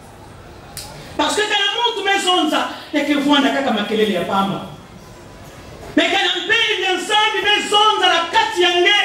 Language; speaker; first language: French; non-native, local second language; Lingala